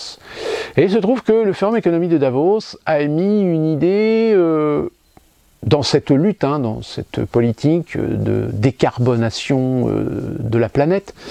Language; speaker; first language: French; native; French